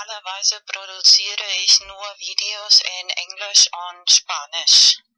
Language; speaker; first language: German; non-native, fluent; Spanish